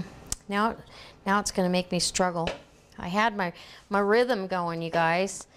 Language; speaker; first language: English; native; English